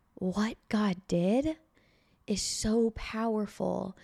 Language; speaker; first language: English; early bilingual, other home language; Filipino